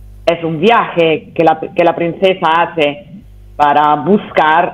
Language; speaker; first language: Spanish; non-native, learner; Italian